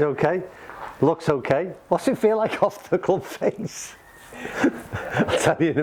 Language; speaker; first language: English; native; English